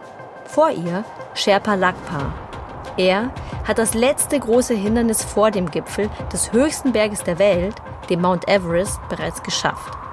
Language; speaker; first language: German; native; German